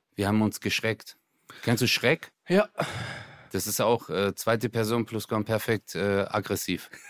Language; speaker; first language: German; early bilingual, other home language; Turkish